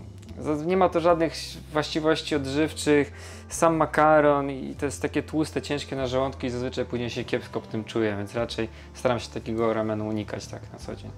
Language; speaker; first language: Polish; native; Polish